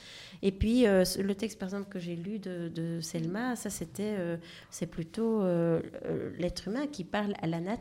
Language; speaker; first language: French; native; French